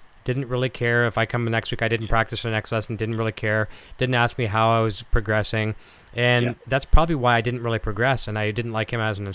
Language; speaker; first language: English; native; English